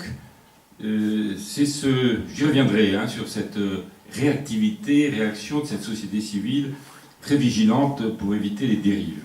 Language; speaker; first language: French; native; French